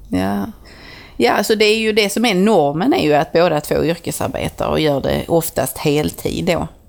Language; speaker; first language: Swedish; native; Swedish